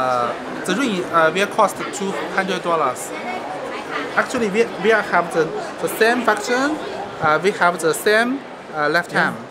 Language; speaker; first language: English; non-native, learner; Chinese